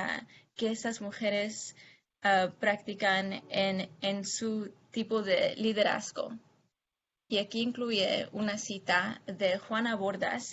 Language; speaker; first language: Spanish; non-native, fluent; English